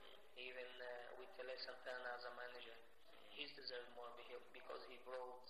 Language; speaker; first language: English; non-native, learner; Portuguese